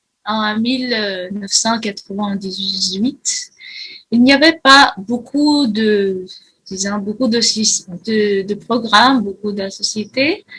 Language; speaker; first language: French; non-native, fluent; Russian